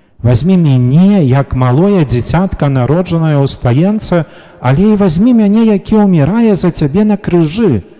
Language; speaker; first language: Belarusian; native; Belarusian